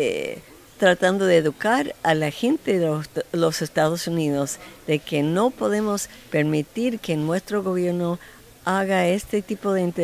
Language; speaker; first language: Spanish; non-native, fluent; English